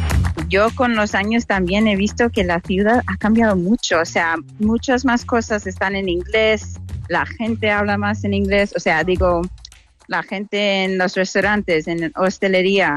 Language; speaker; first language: Spanish; non-native, fluent; English